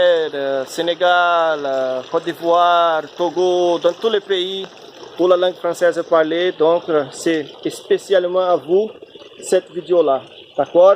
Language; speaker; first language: French; non-native, fluent; Portuguese